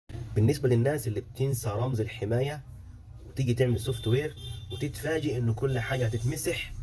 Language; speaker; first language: Arabic; native; Arabic